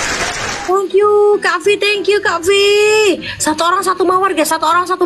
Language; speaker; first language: Indonesian; native; Indonesian